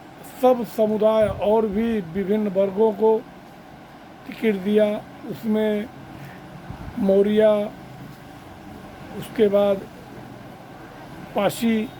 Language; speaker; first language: Hindi; native; Hindi